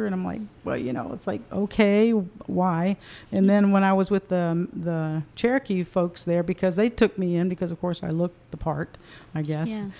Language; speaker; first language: English; early bilingual, other home language; Spanish